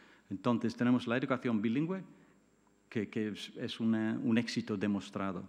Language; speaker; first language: Spanish; non-native, fluent; English